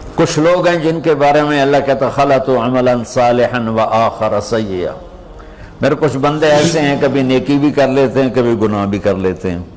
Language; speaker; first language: Urdu; non-native, local second language; Punjabi